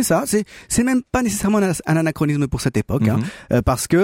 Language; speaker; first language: French; native; French